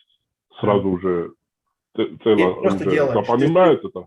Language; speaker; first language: Russian; non-native, fluent; Georgian